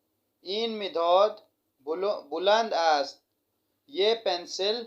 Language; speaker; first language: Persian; non-native, fluent; Urdu